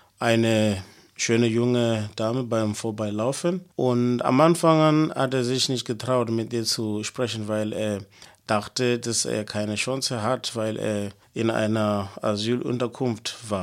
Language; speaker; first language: German; non-native, fluent; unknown